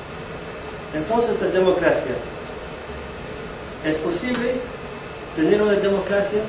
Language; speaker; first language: Spanish; non-native, fluent; English